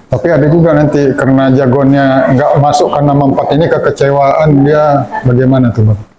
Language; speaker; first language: Indonesian; native; Indonesian